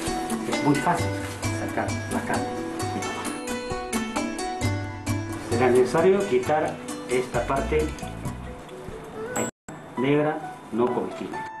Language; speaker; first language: Spanish; non-native, fluent; Chinese